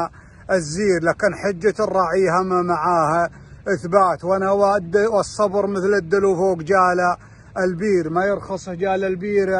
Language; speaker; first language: Arabic; native; Arabic